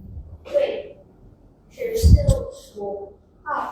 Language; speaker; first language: Chinese; non-native, learner; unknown